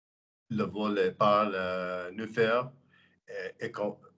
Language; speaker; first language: French; non-native, learner; English